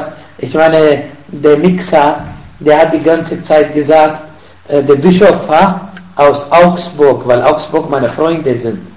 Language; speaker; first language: German; non-native, fluent; Arabic